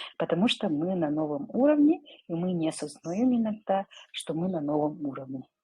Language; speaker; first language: Russian; non-native, local second language; Yakut